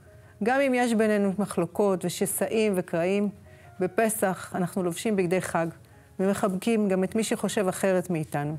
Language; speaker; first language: Hebrew; native; Hebrew